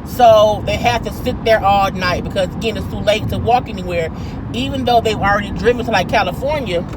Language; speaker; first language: English; native; English